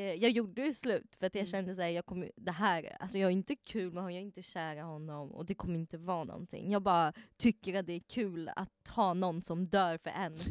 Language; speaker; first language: Swedish; early bilingual, other home language; Russian